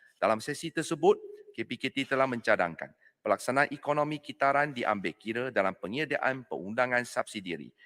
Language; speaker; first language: Malay; non-native, local second language; Chinese